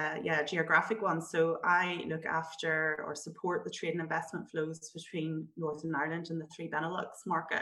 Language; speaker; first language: English; native; English